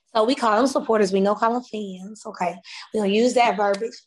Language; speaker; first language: English; native; English